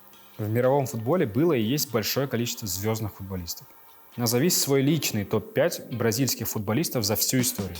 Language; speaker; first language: Russian; native; Russian